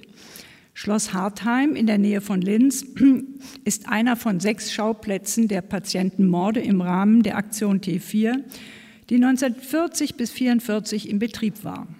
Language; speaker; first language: German; native; German